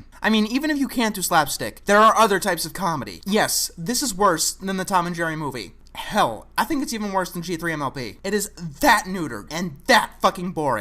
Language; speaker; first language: English; native; English